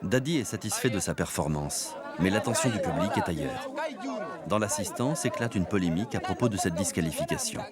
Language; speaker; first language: French; native; French